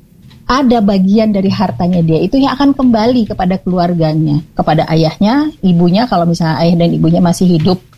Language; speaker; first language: Indonesian; native; Indonesian